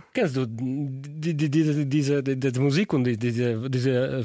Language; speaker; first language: German; non-native, learner; Polish